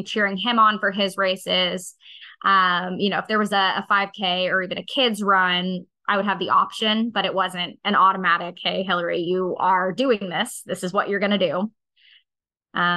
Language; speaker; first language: English; native; English